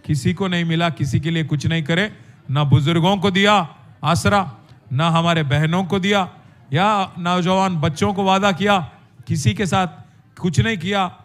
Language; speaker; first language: Hindi; non-native, local second language; Telugu